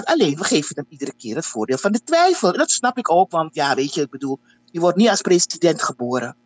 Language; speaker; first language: Dutch; native; Dutch